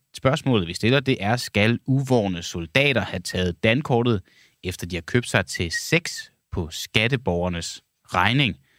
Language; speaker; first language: Danish; native; Danish